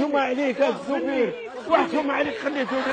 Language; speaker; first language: Arabic; native; Arabic